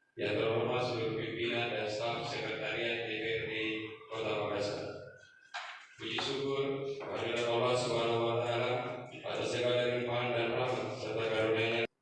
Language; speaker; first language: Indonesian; native; Indonesian